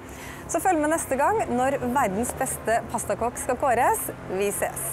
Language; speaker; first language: Norwegian; native; Norwegian